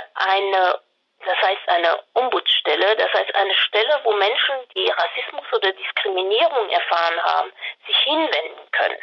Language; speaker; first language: German; non-native, fluent; French